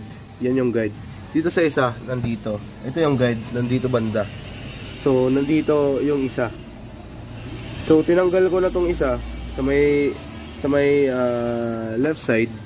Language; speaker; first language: Filipino; native; Filipino